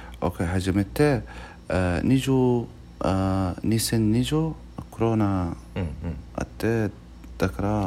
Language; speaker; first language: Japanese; non-native, learner; Arabic